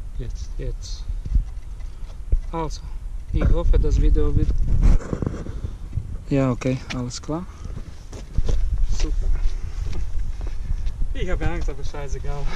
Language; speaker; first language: German; non-native, learner; Slovak